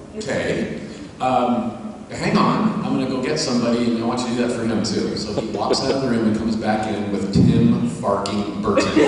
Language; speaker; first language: English; native; English